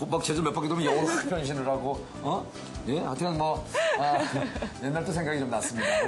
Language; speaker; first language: Korean; native; Korean